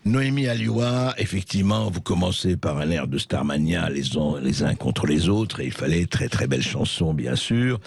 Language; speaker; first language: French; native; French